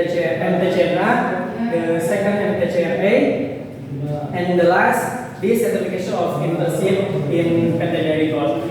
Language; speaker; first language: English; non-native, learner; Indonesian